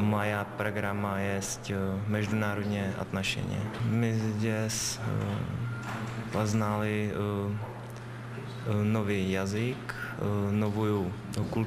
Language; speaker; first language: Russian; non-native, learner; Czech